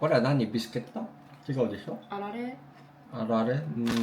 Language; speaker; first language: Japanese; non-native, learner; Filipino